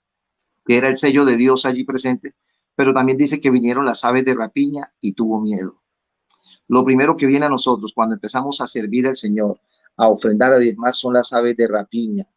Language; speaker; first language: Spanish; native; Spanish